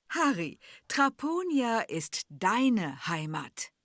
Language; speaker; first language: German; non-native, learner; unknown